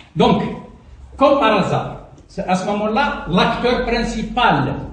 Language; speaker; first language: French; non-native, local second language; Arabic